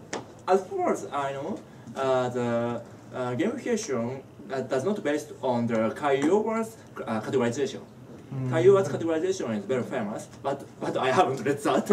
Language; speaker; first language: English; non-native, learner; Japanese